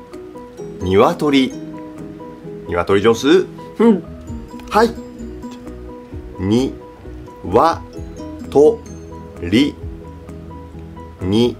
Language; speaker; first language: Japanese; native; Japanese